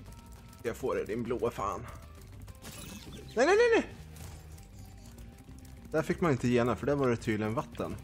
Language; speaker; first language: Swedish; native; Swedish